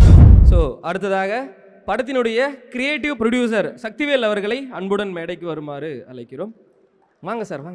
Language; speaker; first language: Tamil; native; Tamil